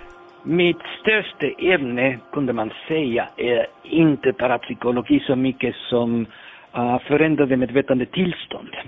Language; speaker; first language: Swedish; non-native, fluent; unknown